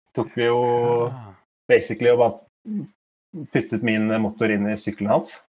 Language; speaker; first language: Norwegian; native; Norwegian